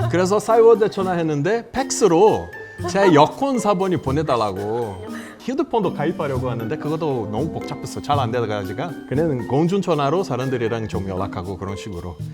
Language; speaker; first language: Korean; non-native, fluent; Portuguese